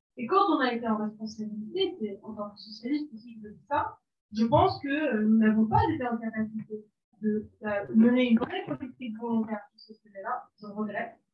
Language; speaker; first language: French; non-native, local second language; Arabic